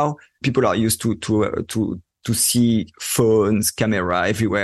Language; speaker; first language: English; non-native, fluent; French